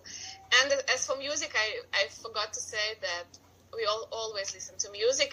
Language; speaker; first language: English; non-native, fluent; Russian